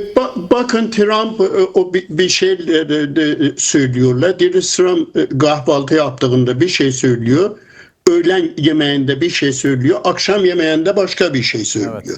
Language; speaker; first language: Turkish; non-native, fluent; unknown